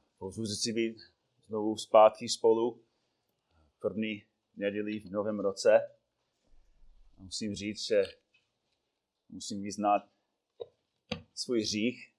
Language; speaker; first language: Czech; non-native, fluent; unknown